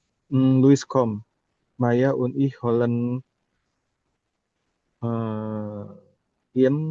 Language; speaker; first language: German; non-native, learner; Indonesian